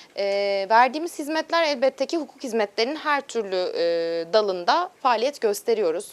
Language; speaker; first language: Turkish; native; Turkish